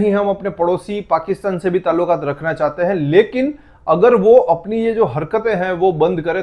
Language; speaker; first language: Hindi; non-native, local second language; Gujarati